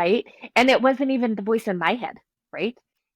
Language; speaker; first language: English; native; English